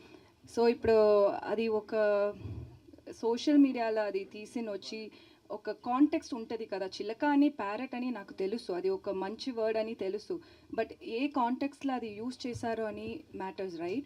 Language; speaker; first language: Telugu; non-native, learner; Tamil